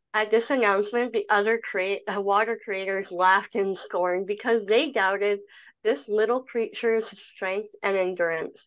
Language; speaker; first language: English; native; English